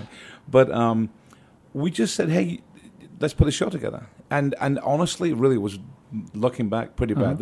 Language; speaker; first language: English; native; English